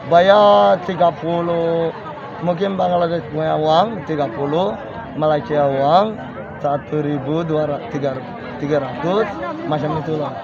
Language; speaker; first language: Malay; non-native, learner; Rohingya